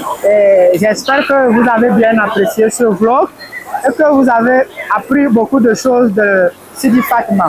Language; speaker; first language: French; non-native, fluent; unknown